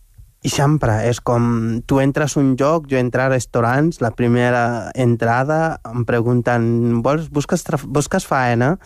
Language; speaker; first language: Catalan; non-native, fluent; Wolof